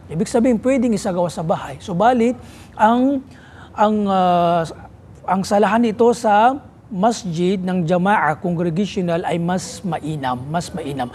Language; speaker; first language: Filipino; non-native, local second language; Maranao